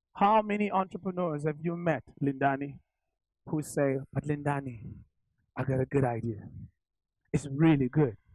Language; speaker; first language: English; non-native, local second language; Zulu